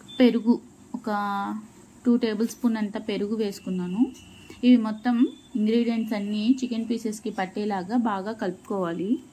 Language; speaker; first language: Telugu; non-native, local second language; Urdu